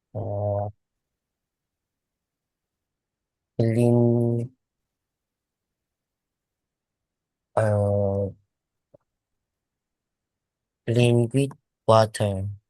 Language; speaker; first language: English; non-native, learner; Vietnamese